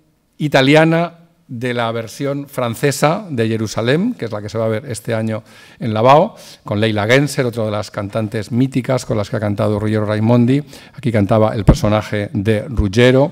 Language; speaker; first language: Spanish; native; Spanish